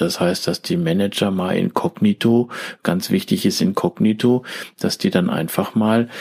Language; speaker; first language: German; native; German